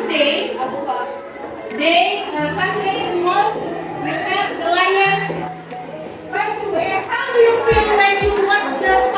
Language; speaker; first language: English; non-native, fluent; Indonesian